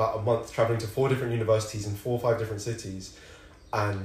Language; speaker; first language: English; native; English